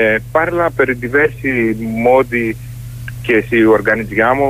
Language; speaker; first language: Italian; non-native, fluent; Greek